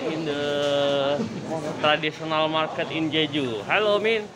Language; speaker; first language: English; non-native, learner; Indonesian